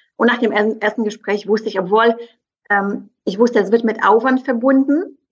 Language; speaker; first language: German; non-native, fluent; Polish